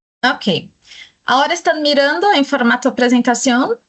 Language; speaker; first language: Spanish; non-native, fluent; Portuguese